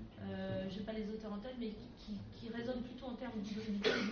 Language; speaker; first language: French; native; French